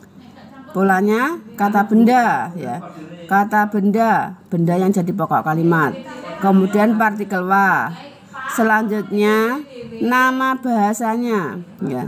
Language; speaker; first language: Indonesian; native; Indonesian